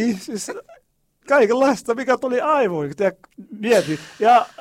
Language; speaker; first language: Finnish; non-native, learner; Arabic